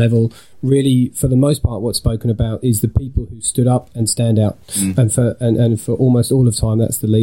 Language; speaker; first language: English; native; English